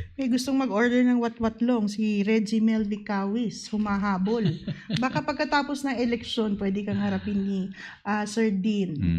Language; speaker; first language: Filipino; native; Filipino